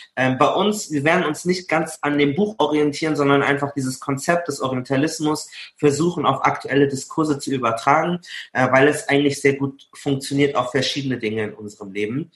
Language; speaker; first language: German; early bilingual, other home language; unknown